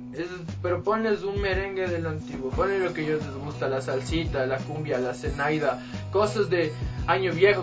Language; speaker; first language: Spanish; native; Spanish